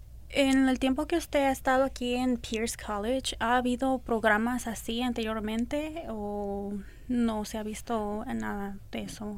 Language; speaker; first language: Spanish; early bilingual, other home language; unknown